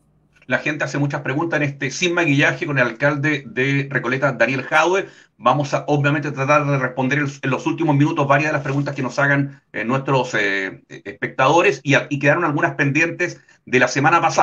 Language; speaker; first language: Spanish; native; Spanish